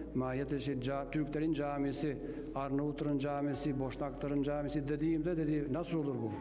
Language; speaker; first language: Turkish; non-native, fluent; Albanian